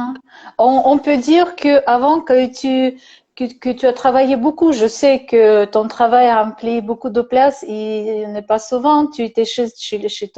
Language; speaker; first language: French; non-native, learner; Russian